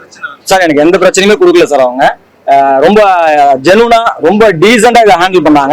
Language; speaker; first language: Tamil; native; Tamil